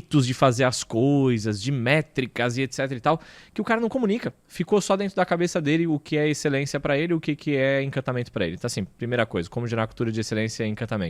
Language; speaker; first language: Portuguese; native; Portuguese